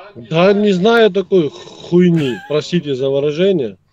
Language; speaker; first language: Russian; native; Russian